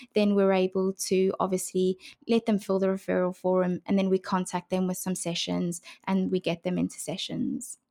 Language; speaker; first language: English; native; English